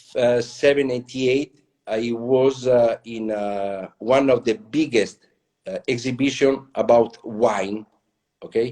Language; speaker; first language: English; non-native, learner; Italian